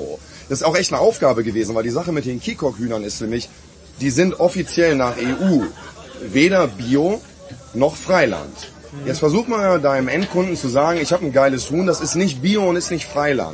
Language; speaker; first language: German; native; German